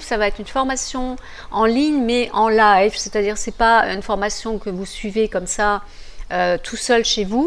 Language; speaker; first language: French; native; French